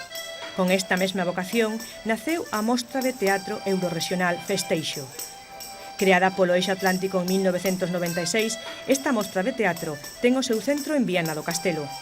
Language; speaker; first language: Galician; native; Galician